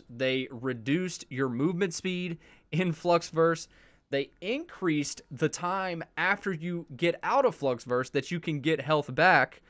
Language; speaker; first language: English; native; English